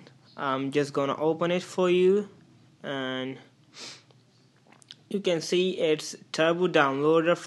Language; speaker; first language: English; non-native, fluent; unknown